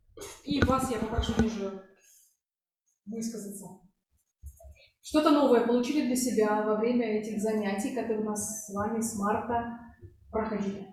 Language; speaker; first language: Russian; native; Russian